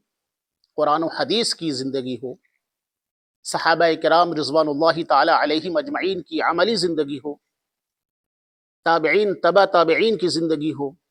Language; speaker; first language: Urdu; native; Urdu